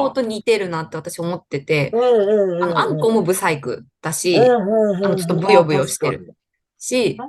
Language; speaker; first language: Japanese; native; Japanese